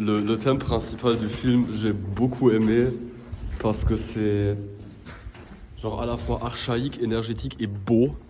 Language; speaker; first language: French; non-native, fluent; German